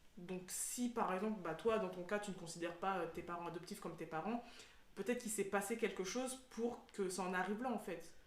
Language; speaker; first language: French; native; French